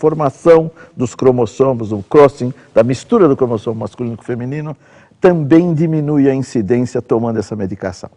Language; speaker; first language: Portuguese; native; Portuguese